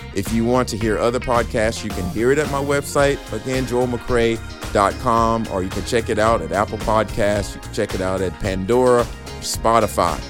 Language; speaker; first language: English; native; English